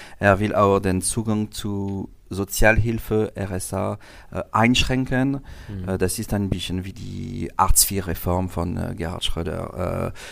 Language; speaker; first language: German; non-native, learner; French